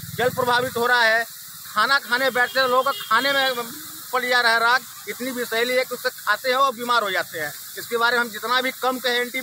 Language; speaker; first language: Hindi; native; Hindi